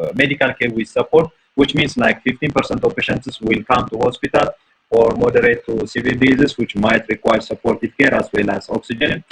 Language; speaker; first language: English; non-native, local second language; Amharic